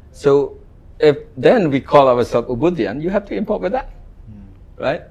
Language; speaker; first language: English; non-native, fluent; Indonesian